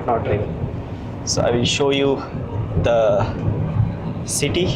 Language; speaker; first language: English; non-native, local second language; Hindi